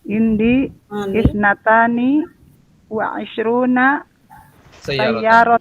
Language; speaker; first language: Arabic; non-native, learner; Indonesian